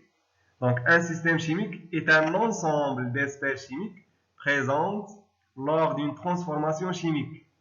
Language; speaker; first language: French; non-native, local second language; Arabic